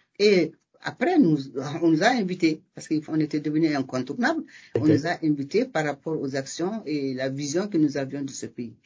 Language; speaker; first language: French; non-native, local second language; Bambara